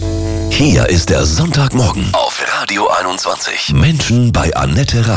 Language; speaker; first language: German; native; German